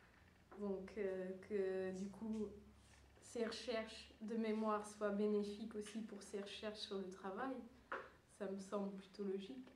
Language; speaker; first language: French; early bilingual, other home language; Dutch